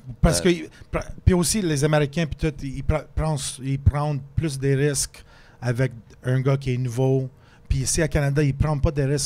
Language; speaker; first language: French; non-native, fluent; English